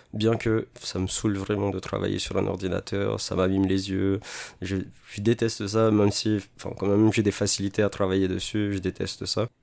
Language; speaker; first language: French; native; French